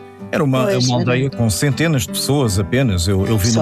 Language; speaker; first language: Portuguese; native; Portuguese